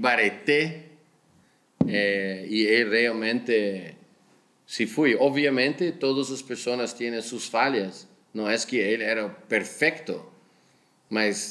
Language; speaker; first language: Spanish; non-native, learner; Dutch